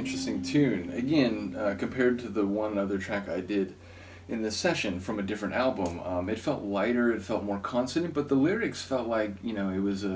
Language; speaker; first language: English; native; English